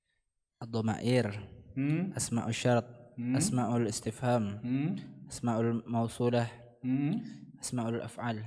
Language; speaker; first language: Arabic; non-native, learner; Indonesian